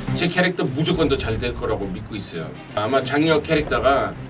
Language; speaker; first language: Korean; non-native, fluent; English